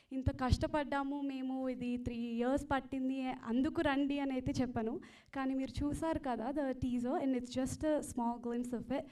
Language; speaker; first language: Telugu; early bilingual, heritage; Telugu